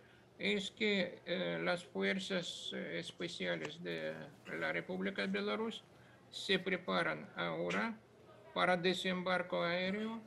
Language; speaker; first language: Spanish; non-native, fluent; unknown